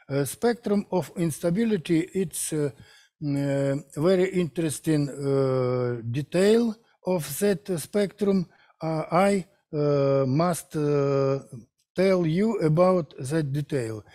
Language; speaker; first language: English; non-native, learner; Russian